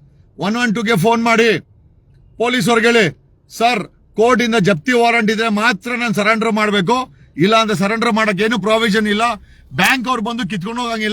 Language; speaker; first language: Kannada; native; Kannada